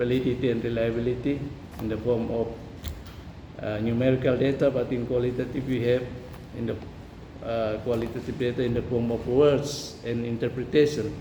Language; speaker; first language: English; non-native, fluent; Indonesian